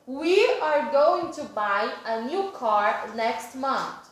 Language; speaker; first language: English; non-native, fluent; Portuguese